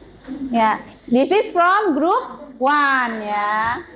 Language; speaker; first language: English; non-native, learner; Indonesian